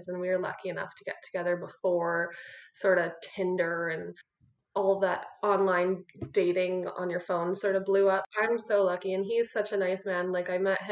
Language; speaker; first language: English; native; English